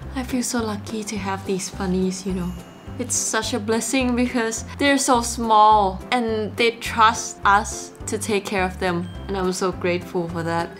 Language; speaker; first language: English; non-native, fluent; Thai